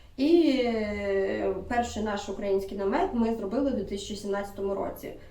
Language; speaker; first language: Ukrainian; non-native, local second language; Russian